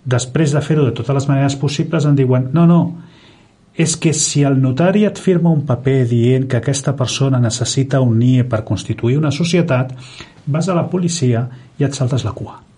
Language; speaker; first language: Catalan; native; Catalan